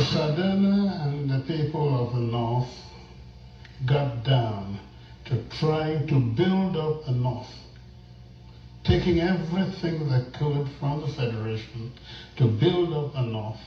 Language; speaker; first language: English; non-native, local second language; Igbo